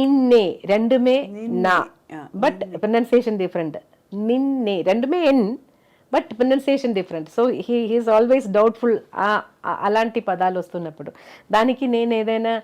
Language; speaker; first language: Telugu; non-native, local second language; Malayalam